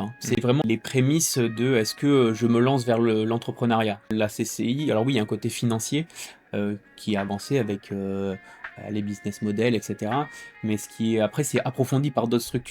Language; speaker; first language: French; native; French